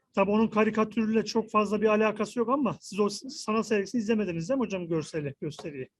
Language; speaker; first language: Turkish; native; Turkish